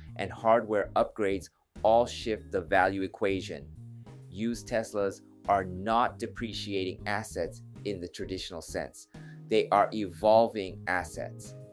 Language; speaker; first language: English; non-native, fluent; Japanese